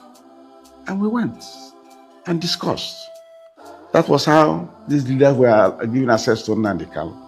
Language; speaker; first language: English; non-native, local second language; Igbo